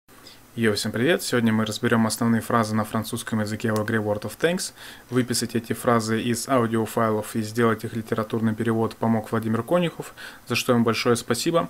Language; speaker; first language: Russian; native; Russian